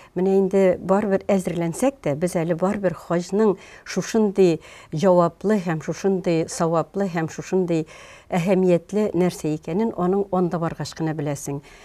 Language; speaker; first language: Tatar; native; Tatar